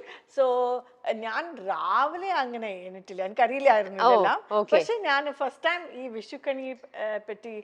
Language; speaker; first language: Malayalam; non-native, fluent; Kannada